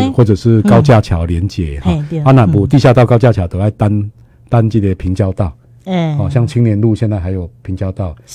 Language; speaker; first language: Chinese; native; Chinese